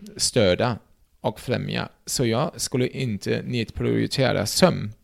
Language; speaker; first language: Swedish; non-native, fluent; German